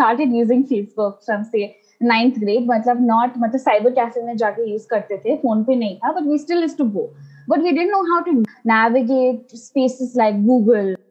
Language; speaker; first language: English; non-native, local second language; Nepali